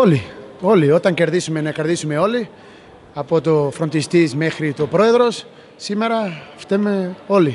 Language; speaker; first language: Greek; non-native, learner; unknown